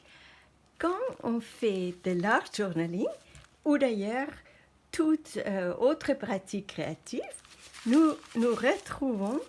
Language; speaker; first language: French; non-native, fluent; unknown